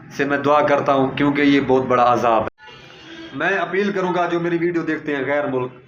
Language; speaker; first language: Urdu; non-native, local second language; Saraiki